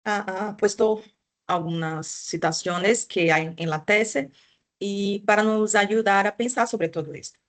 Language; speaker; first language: Spanish; non-native, fluent; Portuguese